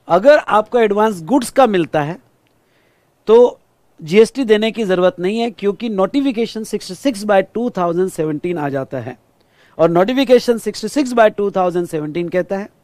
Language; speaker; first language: Hindi; non-native, local second language; Marathi